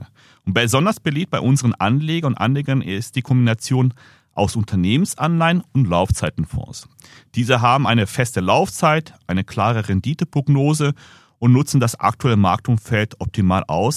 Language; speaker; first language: German; native; German